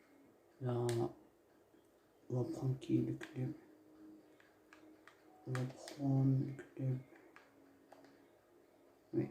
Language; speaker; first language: French; non-native, learner; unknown